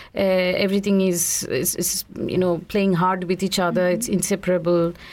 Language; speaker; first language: English; non-native, local second language; Bangla